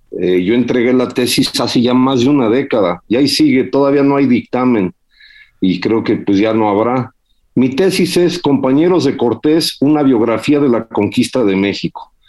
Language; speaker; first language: Spanish; early bilingual, heritage; Spanish